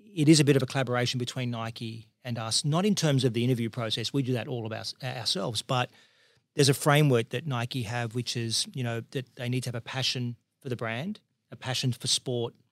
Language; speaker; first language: English; native; English